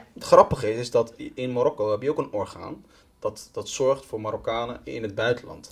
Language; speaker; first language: Dutch; early bilingual, other home language; Arabic